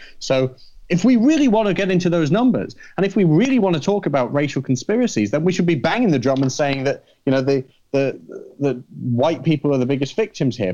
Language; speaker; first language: English; native; English